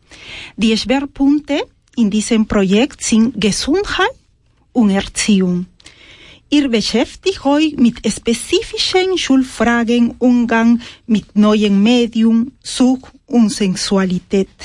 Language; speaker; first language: German; non-native, fluent; Spanish